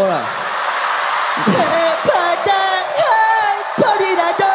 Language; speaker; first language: Japanese; native; Japanese